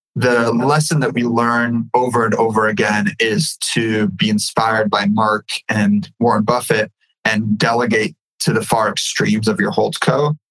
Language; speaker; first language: English; native; English